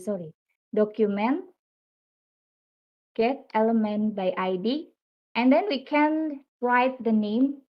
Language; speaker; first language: English; non-native, fluent; Indonesian